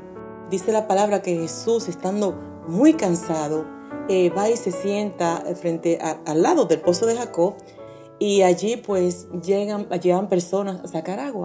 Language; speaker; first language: Spanish; native; Spanish